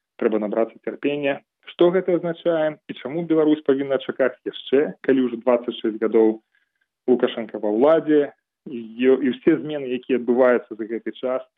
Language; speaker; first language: Belarusian; non-native, local second language; Russian